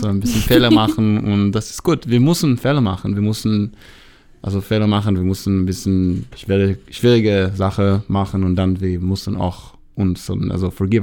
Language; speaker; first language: German; non-native, learner; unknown